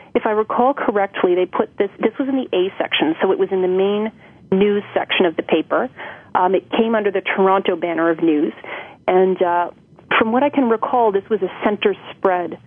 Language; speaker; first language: English; native; English